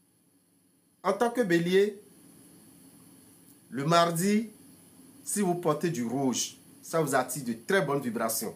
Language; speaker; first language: French; non-native, local second language; Fon